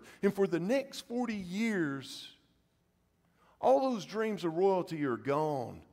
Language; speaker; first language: English; native; English